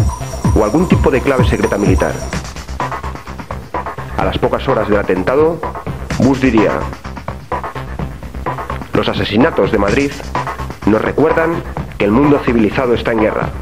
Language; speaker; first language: Spanish; native; Spanish